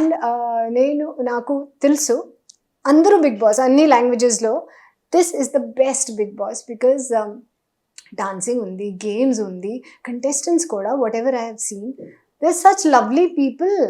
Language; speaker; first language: Telugu; non-native, local second language; Hindi